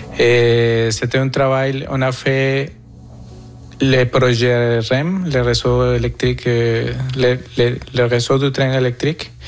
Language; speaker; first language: French; non-native, fluent; Spanish